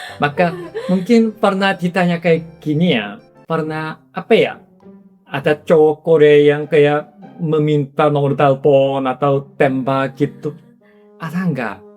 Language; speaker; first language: Indonesian; non-native, fluent; Korean